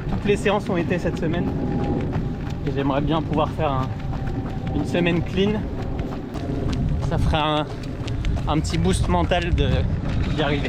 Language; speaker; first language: French; native; French